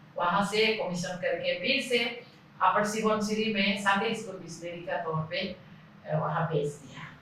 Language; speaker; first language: Hindi; non-native, local second language; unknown